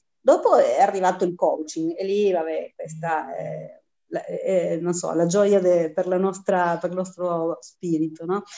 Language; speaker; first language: Italian; early bilingual, heritage; Spanish